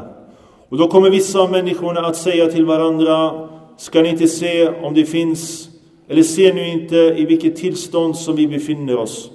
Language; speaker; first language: Swedish; early bilingual, other home language; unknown